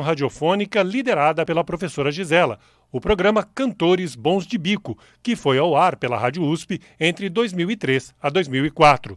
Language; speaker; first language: Portuguese; native; Portuguese